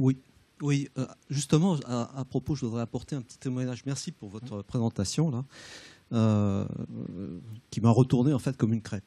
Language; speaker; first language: French; native; French